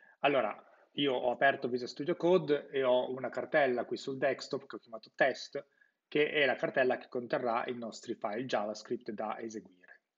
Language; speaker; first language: Italian; native; Italian